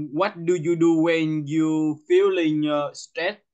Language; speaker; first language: English; non-native, local second language; Vietnamese